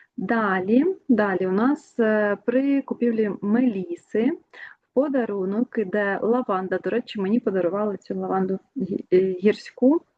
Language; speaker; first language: Ukrainian; non-native, local second language; Russian